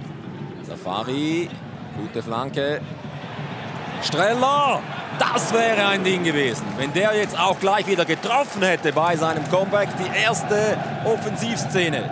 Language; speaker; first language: German; native; German